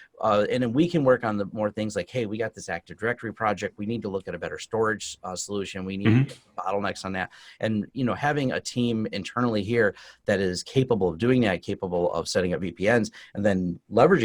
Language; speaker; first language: English; native; English